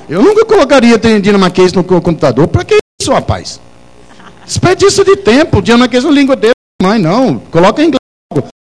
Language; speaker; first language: Portuguese; non-native, fluent; Danish